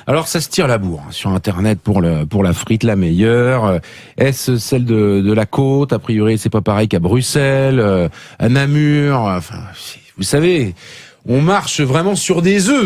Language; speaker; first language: French; native; French